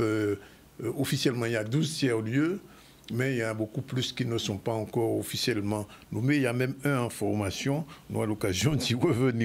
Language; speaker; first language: French; native; French